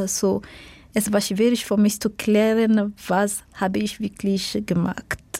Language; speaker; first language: German; non-native, learner; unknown